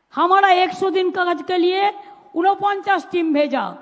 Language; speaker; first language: Hindi; non-native, local second language; Bangla